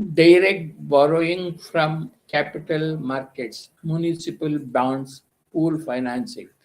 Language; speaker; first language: English; non-native, local second language; Kannada